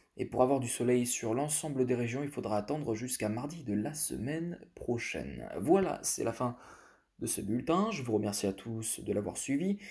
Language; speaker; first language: French; native; French